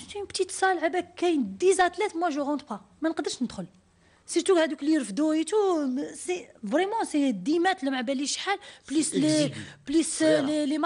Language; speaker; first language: French; non-native, learner; Arabic